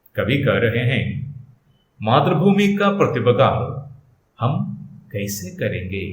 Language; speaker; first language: Hindi; non-native, local second language; Malayalam